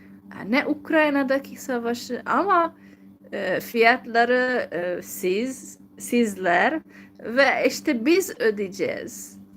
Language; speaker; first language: Turkish; non-native, fluent; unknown